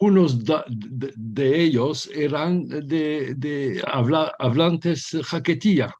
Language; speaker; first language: Spanish; early bilingual, heritage; Ladino